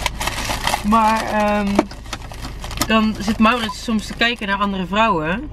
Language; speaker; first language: Dutch; native; Dutch